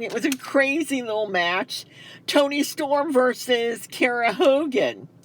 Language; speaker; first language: English; native; English